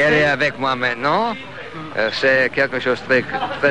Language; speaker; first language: French; non-native, fluent; English